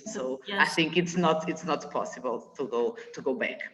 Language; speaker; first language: English; non-native, learner; Portuguese